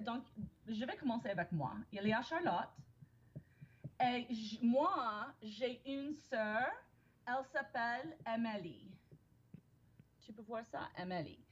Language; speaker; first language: French; non-native, fluent; English